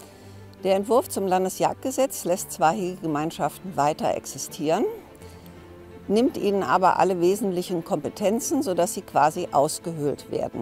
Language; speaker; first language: German; native; German